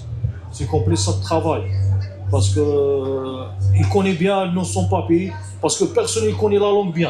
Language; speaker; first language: French; non-native, learner; Arabic